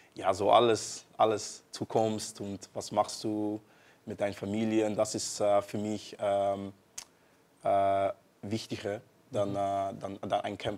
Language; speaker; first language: German; non-native, learner; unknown